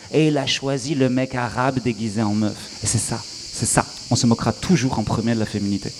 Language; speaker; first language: French; native; French